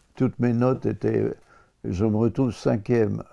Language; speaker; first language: French; native; French